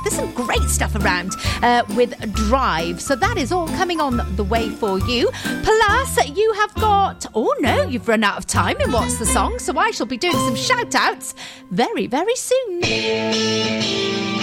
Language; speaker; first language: English; native; English